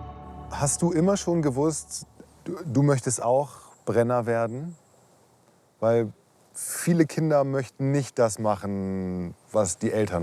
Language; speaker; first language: German; native; German